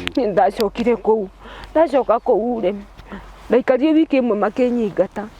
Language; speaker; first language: Kikuyu; non-native, local second language; Turkish